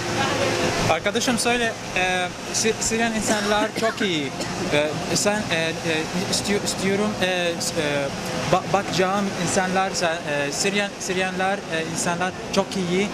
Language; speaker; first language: Turkish; non-native, learner; Arabic